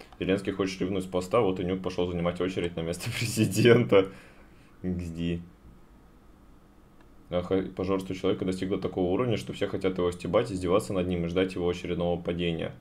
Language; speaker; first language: Russian; native; Russian